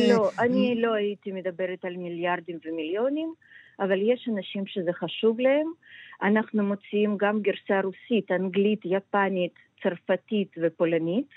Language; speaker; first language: Hebrew; non-native, fluent; Russian